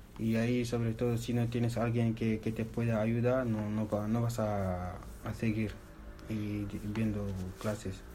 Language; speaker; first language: Spanish; non-native, fluent; Fula